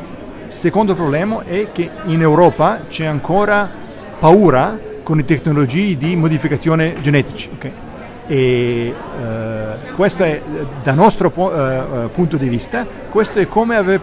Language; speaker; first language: Italian; non-native, learner; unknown